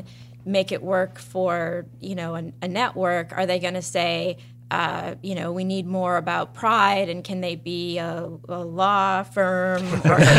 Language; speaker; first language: English; native; English